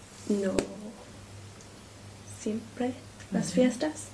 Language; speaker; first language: Spanish; non-native, learner; English